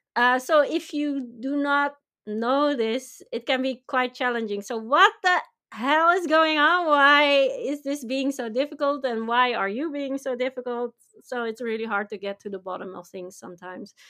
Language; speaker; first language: English; non-native, fluent; Dutch